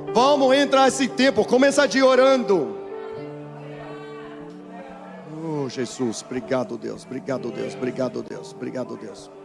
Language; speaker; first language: Portuguese; non-native, learner; English